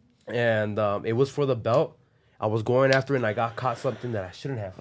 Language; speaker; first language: English; early bilingual, other home language; Spanish